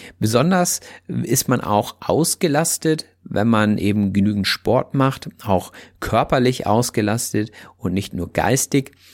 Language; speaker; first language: German; native; German